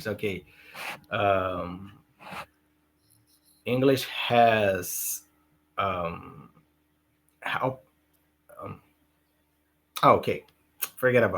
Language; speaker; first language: English; non-native, learner; Portuguese